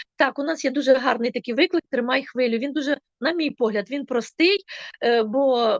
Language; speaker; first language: Ukrainian; non-native, local second language; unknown